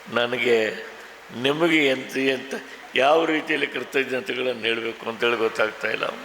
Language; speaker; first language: Kannada; native; Kannada